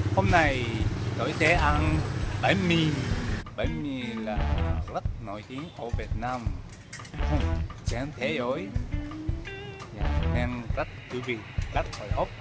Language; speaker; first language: Vietnamese; non-native, learner; Japanese